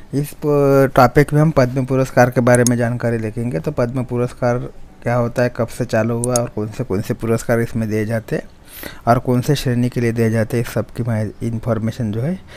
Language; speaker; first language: Hindi; non-native, local second language; Marathi